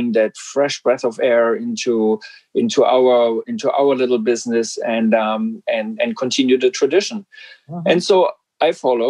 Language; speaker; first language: English; non-native, fluent; German